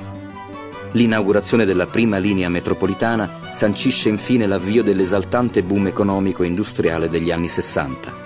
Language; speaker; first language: Italian; native; Italian